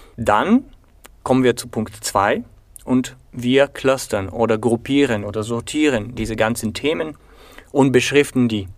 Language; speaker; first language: German; non-native, fluent; Bulgarian